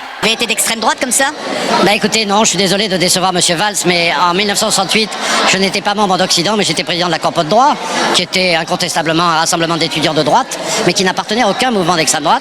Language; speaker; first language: French; native; French